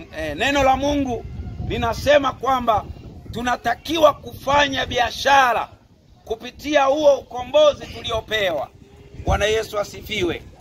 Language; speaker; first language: Swahili; native; Swahili